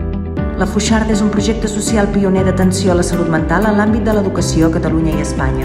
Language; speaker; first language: Catalan; native; Catalan